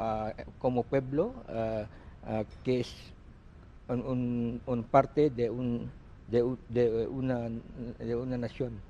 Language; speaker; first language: Spanish; non-native, learner; Filipino